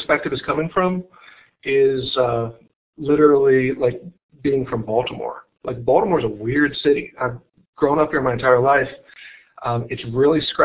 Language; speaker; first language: English; native; English